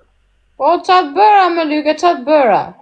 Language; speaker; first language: Albanian; native; Albanian